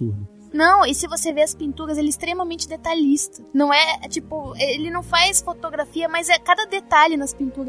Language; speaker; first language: Portuguese; native; Portuguese